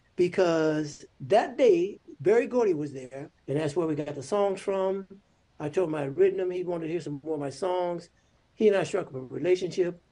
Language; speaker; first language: English; native; English